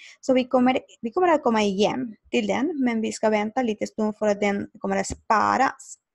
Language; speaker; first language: Swedish; non-native, learner; Spanish